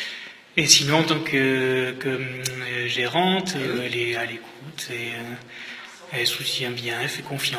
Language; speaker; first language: French; native; French